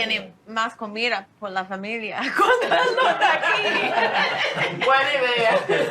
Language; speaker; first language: Spanish; non-native, learner; English